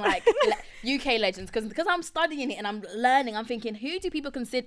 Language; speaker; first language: English; native; English